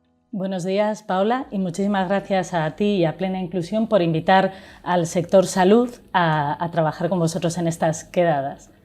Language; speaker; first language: Spanish; native; Spanish